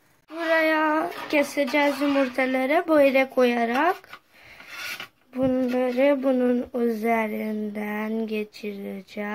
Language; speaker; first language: Turkish; non-native, learner; Urdu